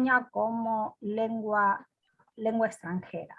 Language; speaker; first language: Spanish; non-native, fluent; Greek